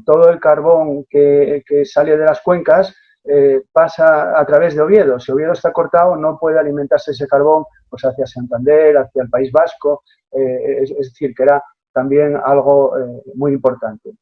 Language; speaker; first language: Spanish; native; Spanish